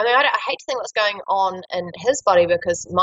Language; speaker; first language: English; native; English